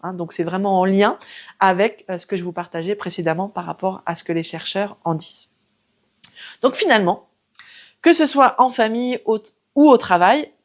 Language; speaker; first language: French; native; French